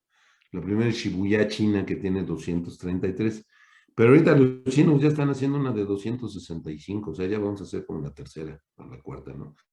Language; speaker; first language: Spanish; native; Spanish